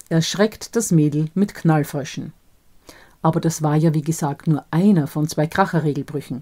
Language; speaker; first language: German; native; German